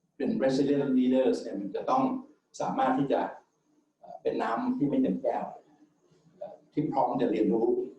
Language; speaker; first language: Thai; native; Thai